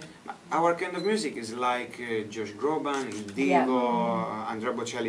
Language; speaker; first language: English; non-native, learner; Italian